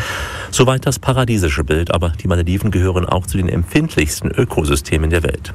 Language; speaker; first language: German; native; German